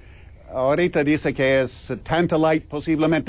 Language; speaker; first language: Spanish; non-native, fluent; English